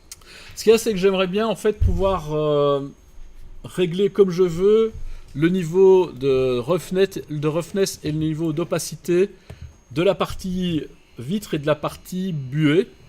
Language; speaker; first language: French; native; French